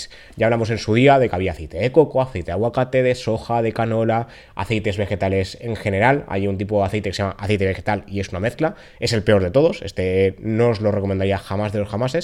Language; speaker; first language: Spanish; native; Spanish